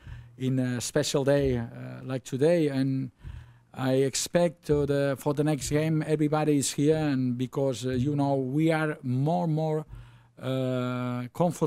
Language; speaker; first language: English; non-native, learner; Spanish